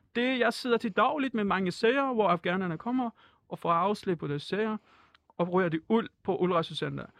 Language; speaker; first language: Danish; non-native, fluent; Persian